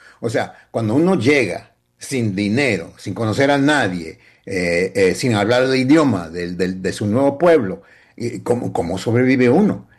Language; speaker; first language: Spanish; early bilingual, heritage; Spanish